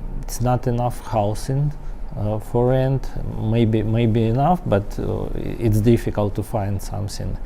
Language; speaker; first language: English; non-native, learner; Ukrainian